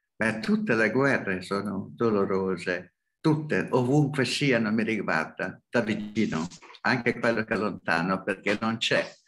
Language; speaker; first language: Italian; non-native, fluent; Hungarian